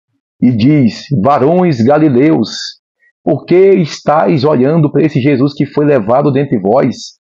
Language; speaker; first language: Portuguese; native; Portuguese